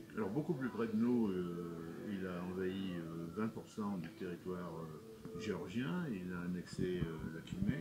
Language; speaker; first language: French; native; French